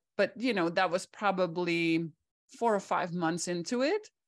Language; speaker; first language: English; non-native, fluent; Czech